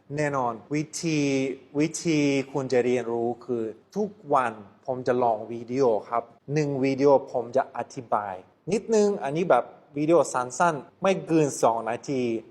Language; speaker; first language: Thai; non-native, fluent; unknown